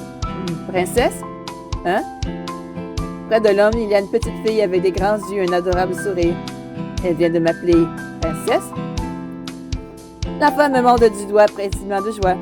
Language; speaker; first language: French; native; French